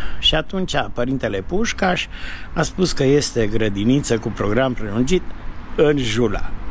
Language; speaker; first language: Romanian; native; Romanian